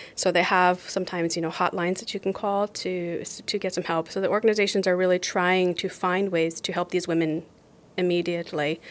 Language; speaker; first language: English; native; English